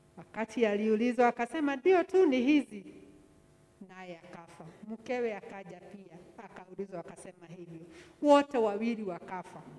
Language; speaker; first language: Swahili; non-native, local second language; Kikuyu